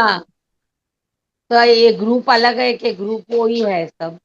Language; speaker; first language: Hindi; non-native, local second language; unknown